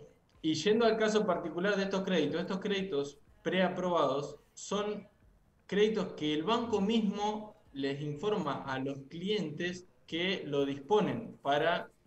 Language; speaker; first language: Spanish; native; Spanish